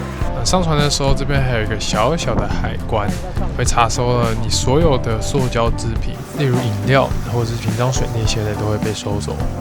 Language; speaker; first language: Chinese; native; Chinese